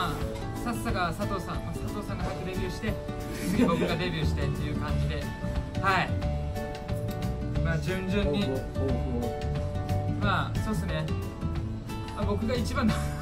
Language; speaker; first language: Japanese; native; Japanese